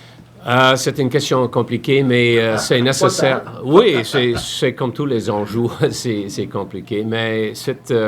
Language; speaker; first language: French; non-native, learner; English